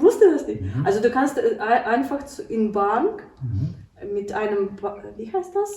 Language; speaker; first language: German; non-native, learner; Ukrainian